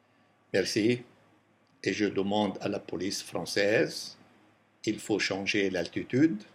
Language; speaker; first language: French; non-native, local second language; Arabic